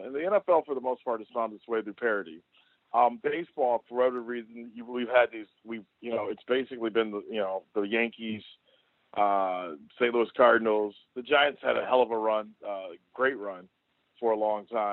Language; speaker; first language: English; native; English